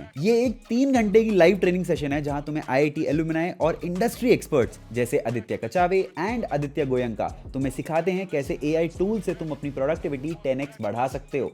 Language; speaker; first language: Hindi; native; Hindi